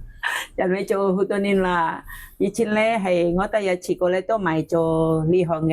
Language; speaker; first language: Cantonese; non-native, fluent; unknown